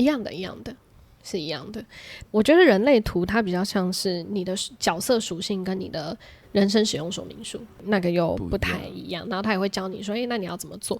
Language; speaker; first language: Chinese; native; Chinese